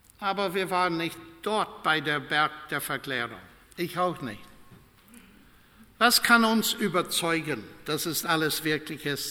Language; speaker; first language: German; non-native, fluent; English